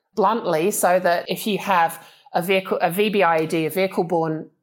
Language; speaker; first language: English; native; English